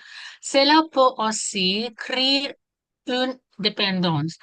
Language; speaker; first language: French; non-native, learner; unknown